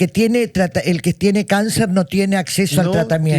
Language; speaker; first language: Spanish; native; Spanish